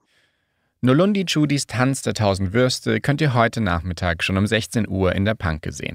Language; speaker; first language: German; native; German